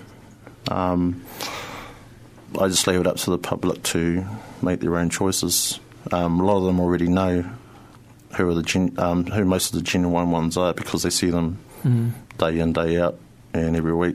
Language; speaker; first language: English; native; English